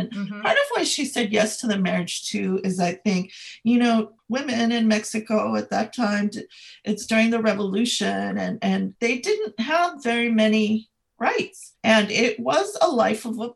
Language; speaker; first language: English; native; English